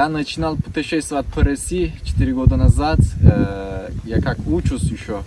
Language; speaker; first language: Russian; non-native, learner; Turkish